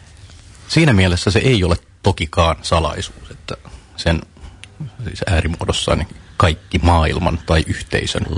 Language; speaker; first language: Finnish; native; Finnish